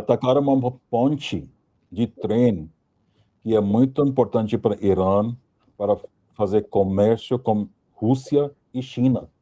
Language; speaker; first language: Portuguese; non-native, fluent; Hindi